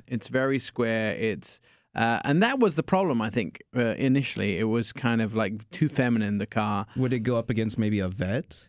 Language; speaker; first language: English; native; English